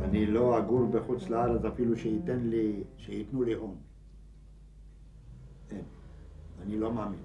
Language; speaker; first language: Hebrew; non-native, fluent; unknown